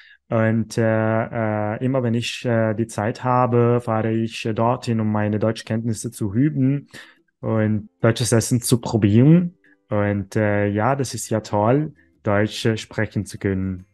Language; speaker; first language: German; non-native, fluent; Italian